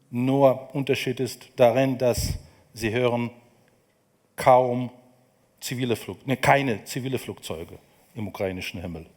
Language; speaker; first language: German; non-native, fluent; Ukrainian